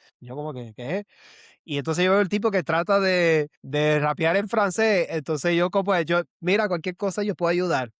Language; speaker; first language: Spanish; early bilingual, heritage; Spanish